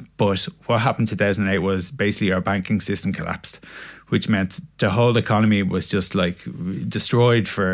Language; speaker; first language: English; native; English